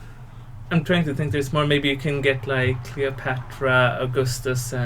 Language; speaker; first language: English; non-native, fluent; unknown